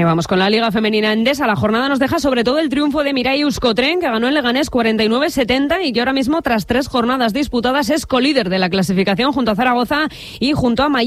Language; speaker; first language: Spanish; native; Spanish